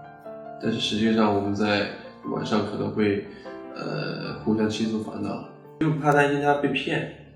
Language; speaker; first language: Chinese; native; Chinese